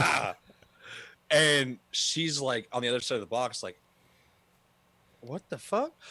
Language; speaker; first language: English; native; English